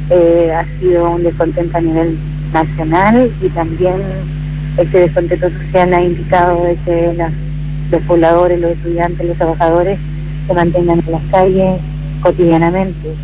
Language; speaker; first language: Spanish; native; Spanish